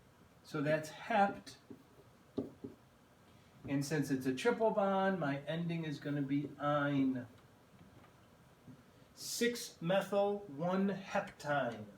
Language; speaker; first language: English; native; English